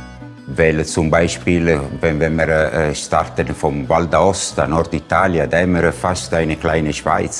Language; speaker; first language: German; non-native, fluent; Italian